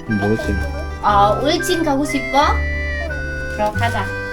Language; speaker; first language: Korean; non-native, learner; Vietnamese